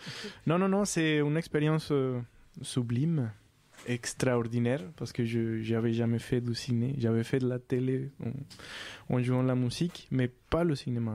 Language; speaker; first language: French; non-native, fluent; Spanish